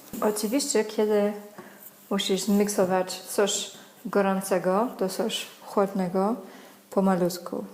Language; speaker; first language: Polish; non-native, learner; English